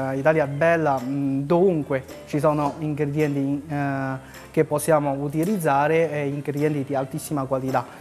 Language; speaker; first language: Italian; non-native, fluent; Chinese